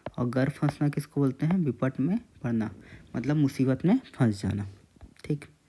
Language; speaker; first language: Hindi; native; Hindi